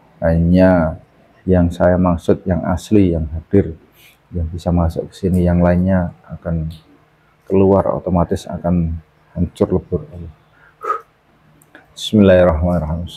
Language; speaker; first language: Indonesian; native; Indonesian